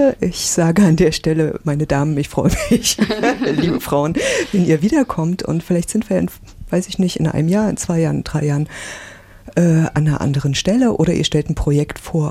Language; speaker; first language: German; native; German